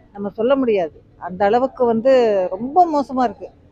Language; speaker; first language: Tamil; native; Tamil